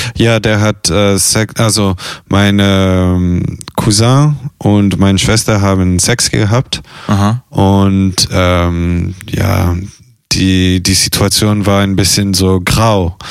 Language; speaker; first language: German; non-native, fluent; Italian